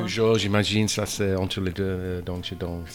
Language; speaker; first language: French; non-native, fluent; English